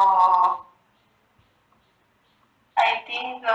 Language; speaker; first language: English; non-native, learner; Sinhala